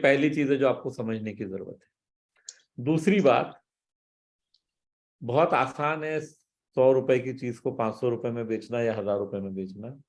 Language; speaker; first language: Hindi; native; Hindi